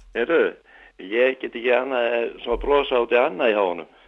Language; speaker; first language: Icelandic; non-native, learner; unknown